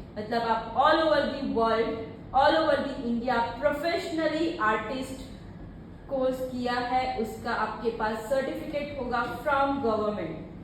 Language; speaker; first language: Hindi; native; Hindi